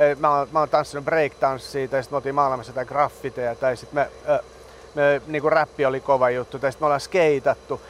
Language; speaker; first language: Finnish; early bilingual, other home language; Persian